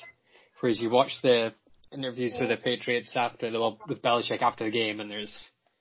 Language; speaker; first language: English; native; English